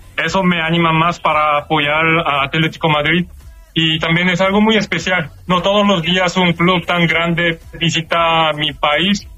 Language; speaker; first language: Spanish; non-native, learner; Korean